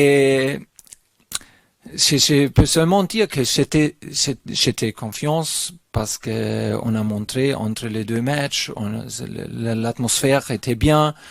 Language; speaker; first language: French; non-native, learner; German